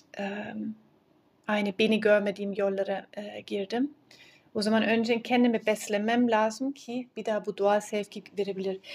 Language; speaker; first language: Turkish; early bilingual, heritage; Turkish